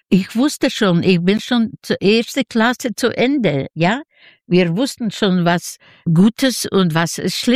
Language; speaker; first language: German; non-native, fluent; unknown